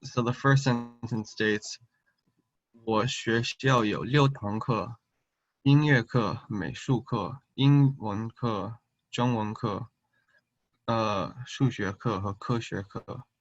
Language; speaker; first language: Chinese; early bilingual, heritage; Chinese